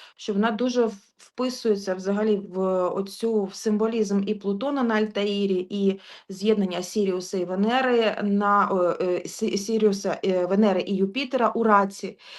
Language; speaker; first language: Ukrainian; non-native, local second language; Russian